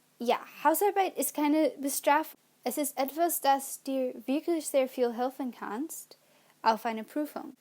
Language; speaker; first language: German; non-native, learner; English